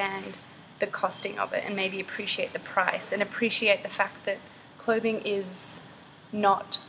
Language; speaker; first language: English; native; English